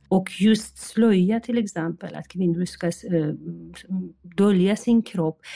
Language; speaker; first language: Swedish; non-native, fluent; Persian